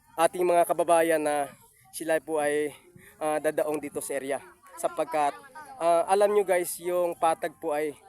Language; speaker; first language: Filipino; native; Filipino